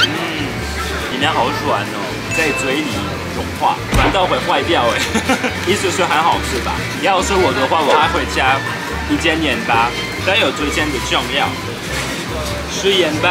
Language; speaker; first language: Chinese; non-native, fluent; French